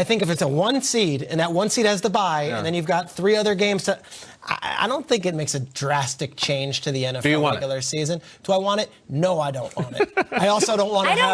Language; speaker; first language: English; native; English